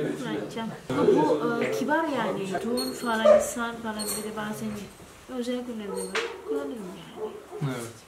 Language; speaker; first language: Turkish; non-native, learner; Indonesian